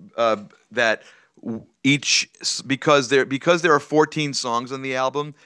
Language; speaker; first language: English; native; English